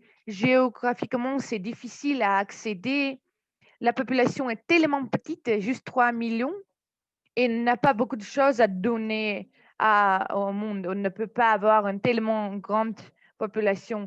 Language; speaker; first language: French; non-native, fluent; Armenian